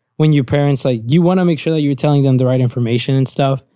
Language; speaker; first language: English; early bilingual, other home language; Spanish